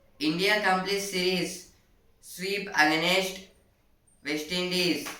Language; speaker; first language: English; non-native, local second language; Telugu